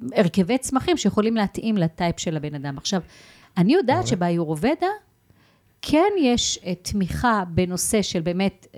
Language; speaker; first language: Hebrew; non-native, fluent; Russian